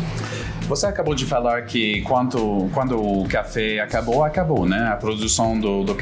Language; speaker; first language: Portuguese; non-native, fluent; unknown